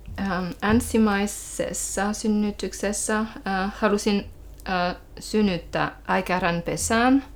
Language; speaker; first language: Finnish; non-native, learner; French